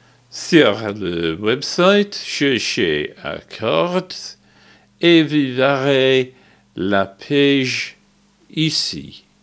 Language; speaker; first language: French; non-native, learner; English